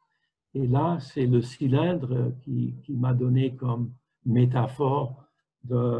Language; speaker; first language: French; non-native, fluent; Dutch